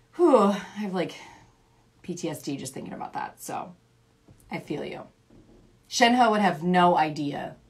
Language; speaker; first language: English; native; English